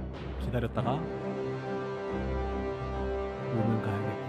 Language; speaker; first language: Korean; native; Korean